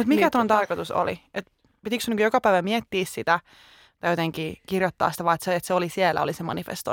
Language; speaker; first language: Finnish; native; Finnish